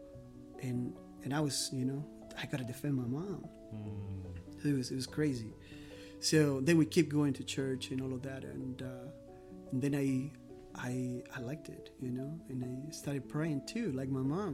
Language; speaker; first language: English; non-native, fluent; Spanish